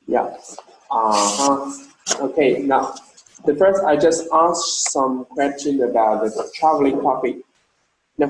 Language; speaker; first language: English; non-native, learner; Vietnamese